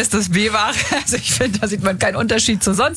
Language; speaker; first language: German; native; German